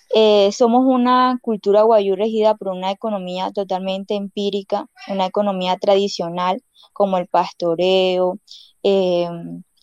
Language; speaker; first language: Spanish; non-native, local second language; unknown